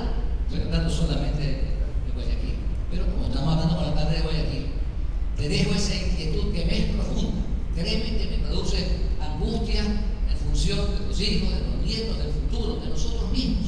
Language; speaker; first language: Spanish; native; Spanish